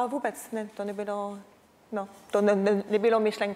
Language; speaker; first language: Czech; non-native, learner; French